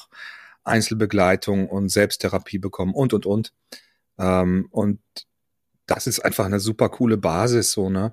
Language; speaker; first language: German; native; German